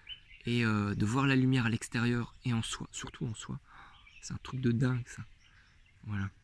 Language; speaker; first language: French; native; French